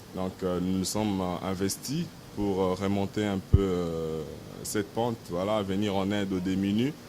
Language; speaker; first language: French; non-native, local second language; Lingala